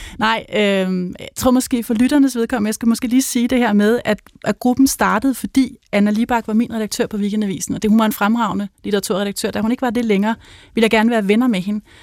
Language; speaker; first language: Danish; native; Danish